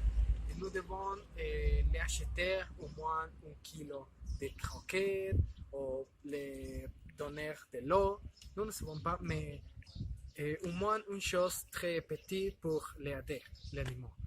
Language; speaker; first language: French; non-native, learner; Spanish